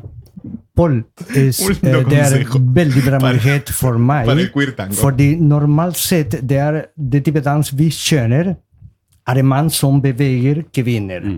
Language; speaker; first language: Norwegian; non-native, learner; Spanish